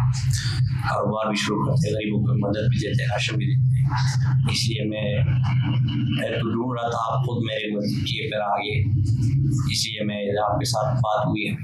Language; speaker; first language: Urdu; non-native, local second language; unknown